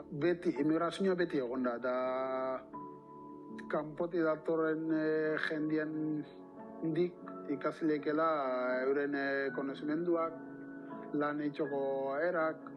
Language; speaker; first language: Basque; native; Basque